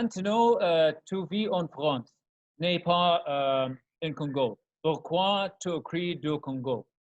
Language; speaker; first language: French; non-native, learner; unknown